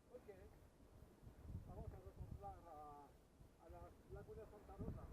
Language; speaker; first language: Spanish; non-native, learner; French